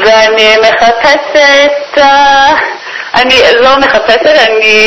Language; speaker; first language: Hebrew; non-native, learner; English